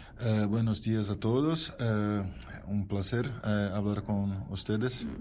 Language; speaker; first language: Spanish; non-native, learner; Portuguese